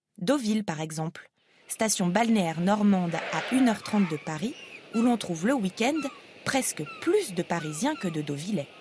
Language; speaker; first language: French; native; French